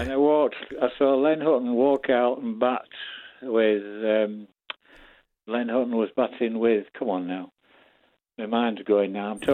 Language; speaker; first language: English; native; English